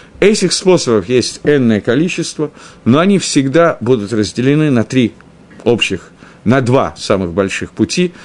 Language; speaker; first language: Russian; early bilingual, heritage; Russian